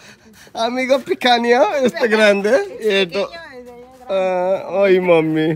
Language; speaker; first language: Spanish; non-native, learner; Telugu